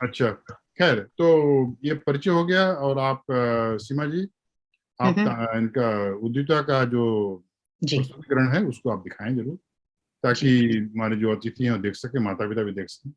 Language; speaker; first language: Hindi; native; Hindi